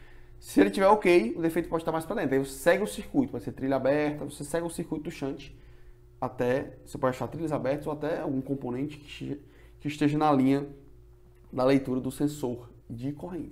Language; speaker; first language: Portuguese; native; Portuguese